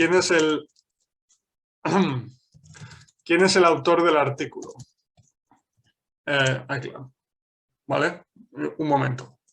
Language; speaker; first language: Spanish; non-native, fluent; English